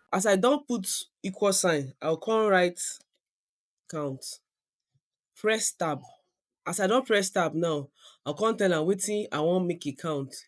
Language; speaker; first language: Nigerian Pidgin; non-native, local second language; Yoruba